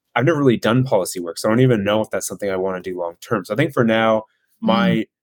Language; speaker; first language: English; native; English